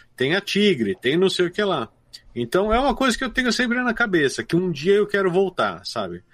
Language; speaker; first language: Portuguese; native; Portuguese